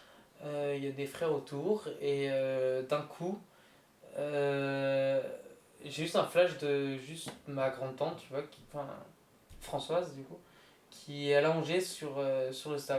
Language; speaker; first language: French; native; French